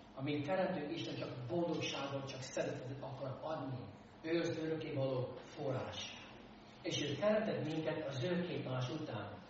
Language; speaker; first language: Hungarian; non-native, fluent; English